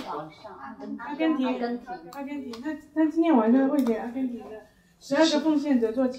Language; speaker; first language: Chinese; native; Chinese